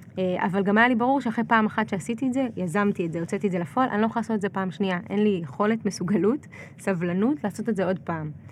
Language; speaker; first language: Hebrew; early bilingual, other home language; Russian